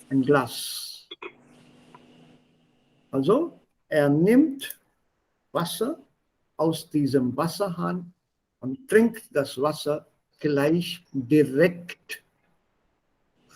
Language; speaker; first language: German; non-native, fluent; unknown